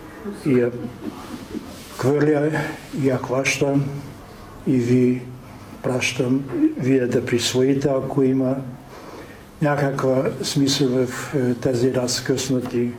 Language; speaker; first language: Bulgarian; non-native, fluent; Hungarian